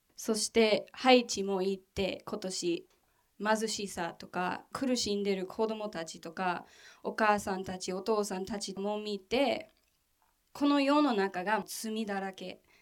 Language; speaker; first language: Japanese; non-native, fluent; English